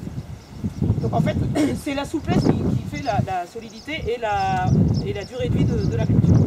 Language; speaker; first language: French; native; French